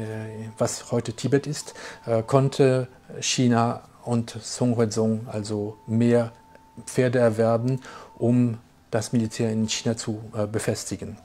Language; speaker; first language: German; non-native, fluent; French